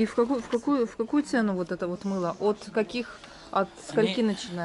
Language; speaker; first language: Russian; native; Russian